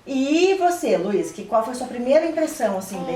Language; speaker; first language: Portuguese; native; Portuguese